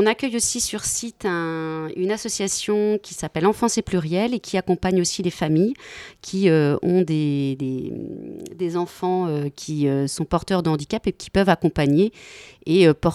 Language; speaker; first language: French; native; French